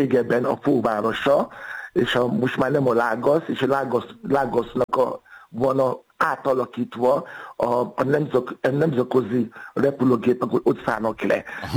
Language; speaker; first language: Hungarian; non-native, fluent; Yoruba